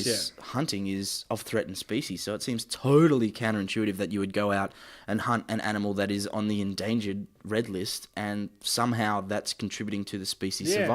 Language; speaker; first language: English; native; English